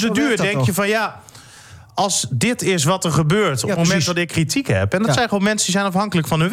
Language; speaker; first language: Dutch; native; Dutch